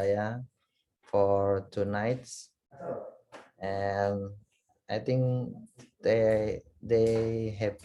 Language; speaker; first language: English; non-native, learner; Indonesian